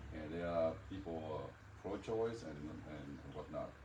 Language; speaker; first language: English; non-native, fluent; Vietnamese